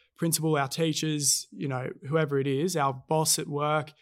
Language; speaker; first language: English; native; English